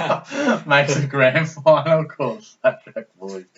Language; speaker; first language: English; native; English